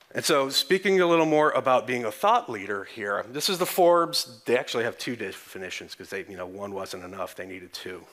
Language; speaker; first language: English; native; English